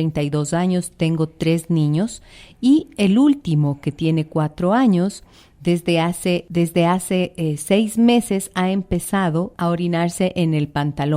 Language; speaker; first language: Spanish; native; Spanish